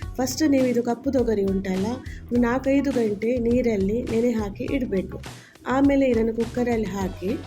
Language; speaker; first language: Kannada; non-native, local second language; Konkani